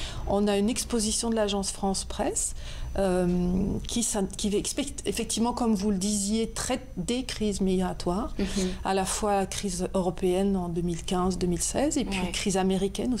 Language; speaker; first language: French; native; French